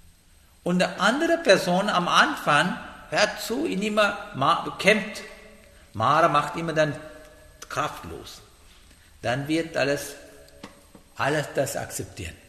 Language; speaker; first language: German; non-native, learner; Sinhala